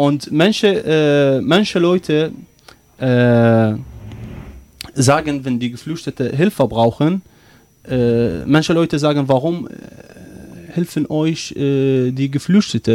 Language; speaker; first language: German; non-native, learner; Arabic